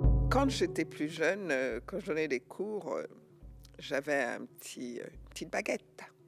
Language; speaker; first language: French; non-native, local second language; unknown